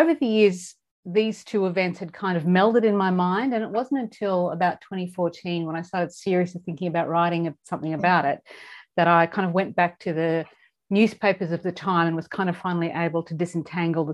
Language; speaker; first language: English; native; English